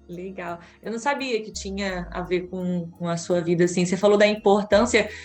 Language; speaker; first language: Portuguese; native; Portuguese